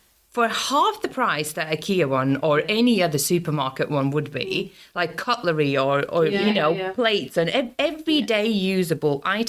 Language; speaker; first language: English; non-native, fluent; Latvian